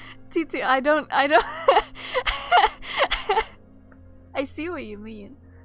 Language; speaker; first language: English; non-native, fluent; Swedish